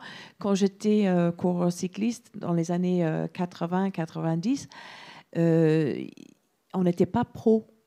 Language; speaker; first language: French; non-native, fluent; English